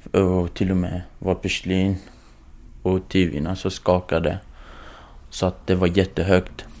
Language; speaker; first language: Swedish; non-native, fluent; Kurdish